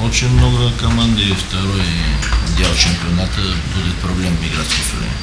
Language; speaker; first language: Russian; non-native, learner; Romanian